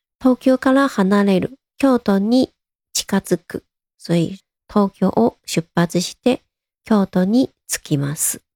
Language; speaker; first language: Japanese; non-native, fluent; Chinese